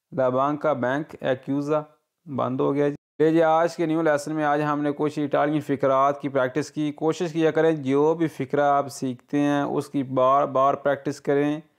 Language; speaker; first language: Urdu; non-native, local second language; Punjabi